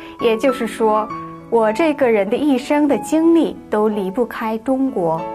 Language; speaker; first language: Chinese; early bilingual, other home language; Korean